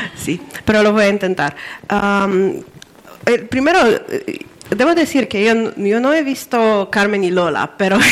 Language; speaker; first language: Spanish; non-native, fluent; Romanian